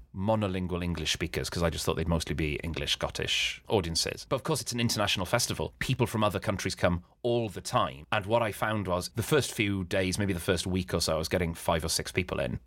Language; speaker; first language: English; non-native, local second language; Welsh